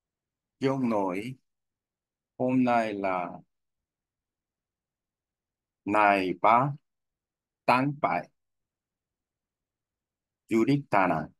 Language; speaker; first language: Vietnamese; non-native, learner; Korean